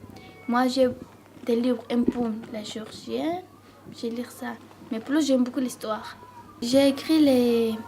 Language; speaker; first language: French; non-native, learner; Georgian